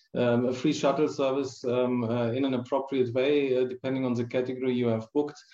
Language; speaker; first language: English; non-native, fluent; German